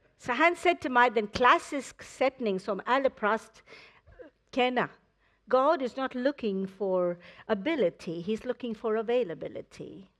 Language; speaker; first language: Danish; non-native, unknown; English